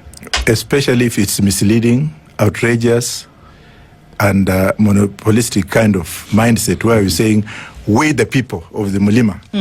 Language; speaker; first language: English; non-native, local second language; Luyia